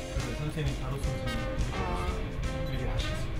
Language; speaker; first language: Korean; non-native, learner; English